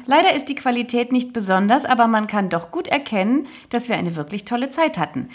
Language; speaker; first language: German; native; German